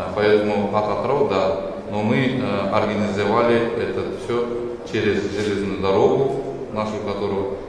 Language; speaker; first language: Russian; non-native, local second language; Kazakh